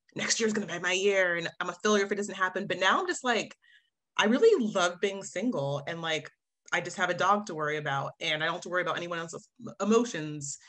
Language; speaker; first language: English; native; English